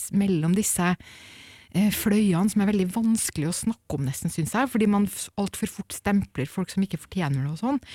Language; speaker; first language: Norwegian; native; Norwegian